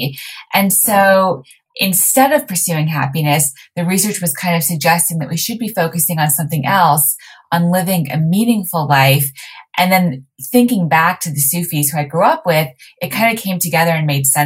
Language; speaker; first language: English; native; English